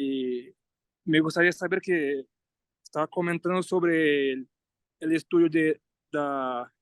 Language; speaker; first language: Spanish; non-native, learner; Portuguese